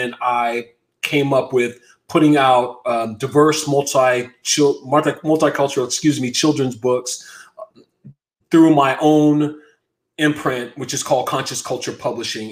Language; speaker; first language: English; native; English